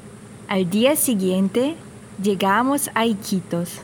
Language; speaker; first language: Spanish; non-native, fluent; German